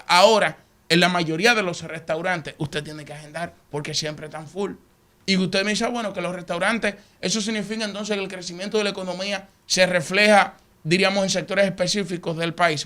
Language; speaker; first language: Spanish; native; Spanish